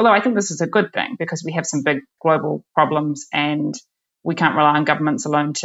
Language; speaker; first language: English; native; English